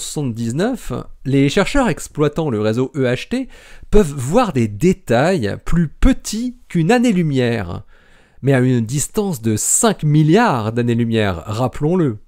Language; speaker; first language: French; native; French